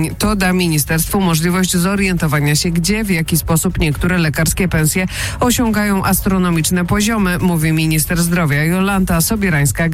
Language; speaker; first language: Polish; native; Polish